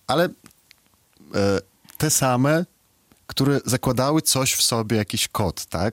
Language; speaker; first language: Polish; non-native, fluent; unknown